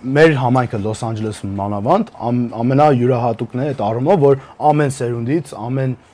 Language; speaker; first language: Armenian; early bilingual, heritage; Armenian